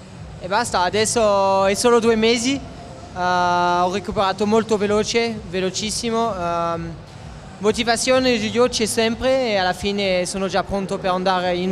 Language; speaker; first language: Italian; non-native, fluent; French